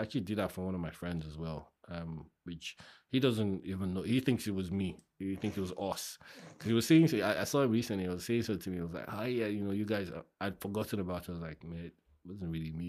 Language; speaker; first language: English; non-native, local second language; Yoruba